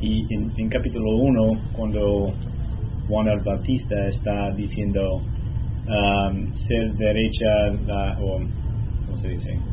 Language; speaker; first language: Spanish; non-native, learner; English